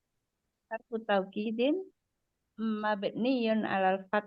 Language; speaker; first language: Arabic; non-native, learner; Indonesian